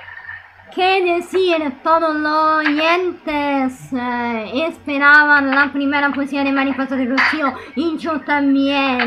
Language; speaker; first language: Spanish; non-native, fluent; Italian